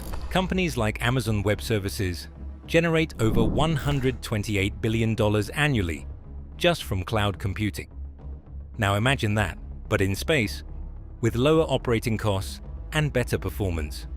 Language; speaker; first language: English; native; English